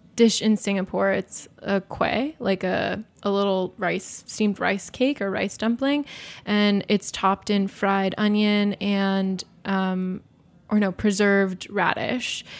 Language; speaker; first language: English; native; English